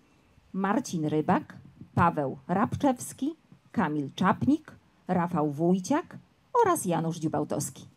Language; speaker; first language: Polish; native; Polish